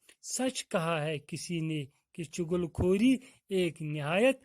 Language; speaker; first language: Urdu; non-native, local second language; Kashmiri